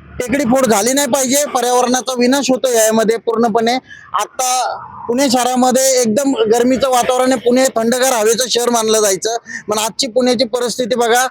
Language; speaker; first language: Marathi; native; Marathi